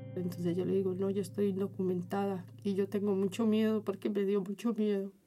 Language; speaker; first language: Spanish; native; Spanish